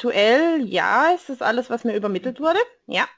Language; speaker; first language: German; native; German